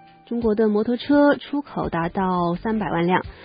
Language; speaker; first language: Chinese; native; Chinese